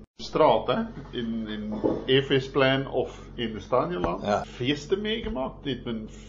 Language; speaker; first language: Dutch; native; Dutch